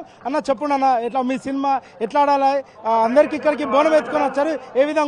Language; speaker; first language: Telugu; native; Telugu